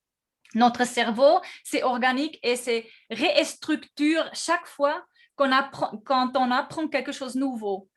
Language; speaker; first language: French; non-native, fluent; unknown